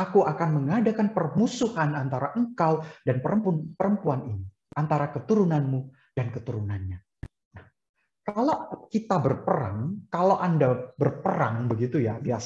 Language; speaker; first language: Indonesian; native; Indonesian